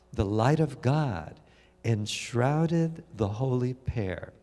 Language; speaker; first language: English; native; English